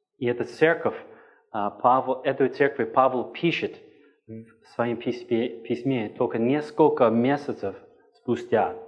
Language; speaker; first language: Russian; non-native, fluent; English